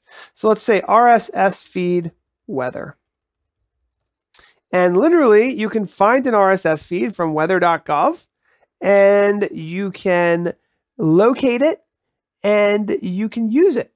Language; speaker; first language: English; native; English